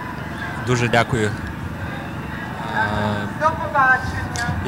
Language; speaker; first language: Ukrainian; non-native, fluent; Lithuanian